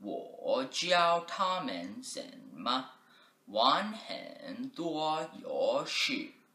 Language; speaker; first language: Chinese; non-native, learner; English